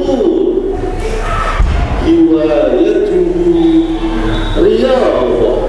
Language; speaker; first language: Arabic; non-native, learner; Indonesian